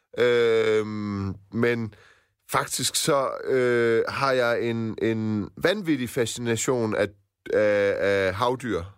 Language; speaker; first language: Danish; native; Danish